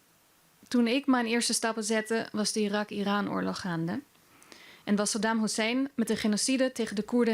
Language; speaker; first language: Dutch; early bilingual, other home language; Kurdish